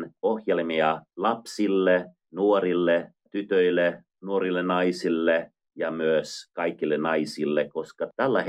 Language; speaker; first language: Finnish; non-native, fluent; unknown